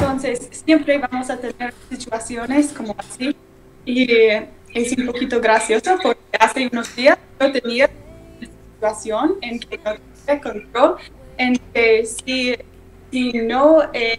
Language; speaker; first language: Spanish; non-native, learner; English